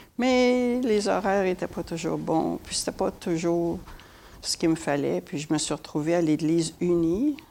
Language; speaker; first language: French; native; French